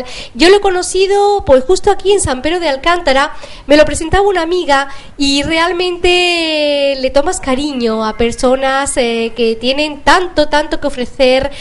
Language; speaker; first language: Spanish; native; Spanish